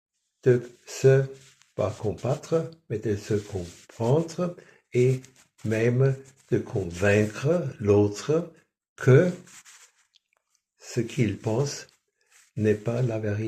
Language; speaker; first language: French; non-native, fluent; German